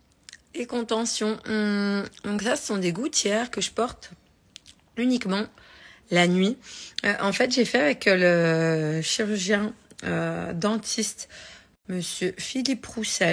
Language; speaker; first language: French; native; French